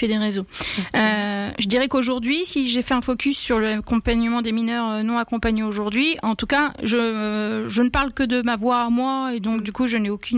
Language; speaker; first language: French; native; French